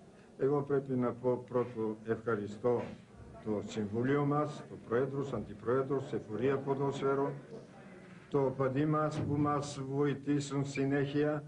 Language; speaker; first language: Greek; non-native, learner; Bulgarian